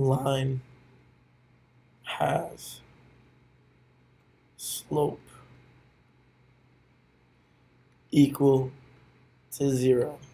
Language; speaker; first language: English; native; English